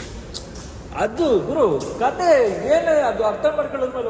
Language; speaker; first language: Kannada; native; Kannada